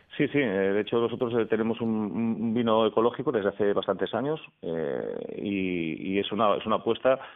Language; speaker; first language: Spanish; native; Spanish